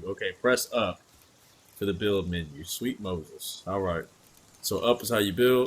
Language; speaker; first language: English; native; English